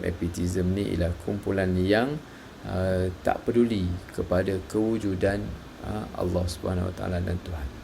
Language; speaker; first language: Malay; native; Malay